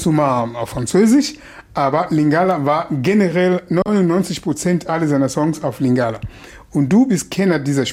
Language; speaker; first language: German; non-native, fluent; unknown